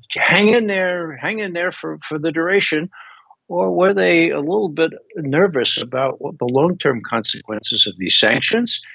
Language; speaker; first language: English; native; English